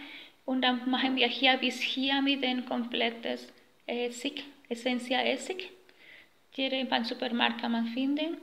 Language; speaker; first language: German; non-native, learner; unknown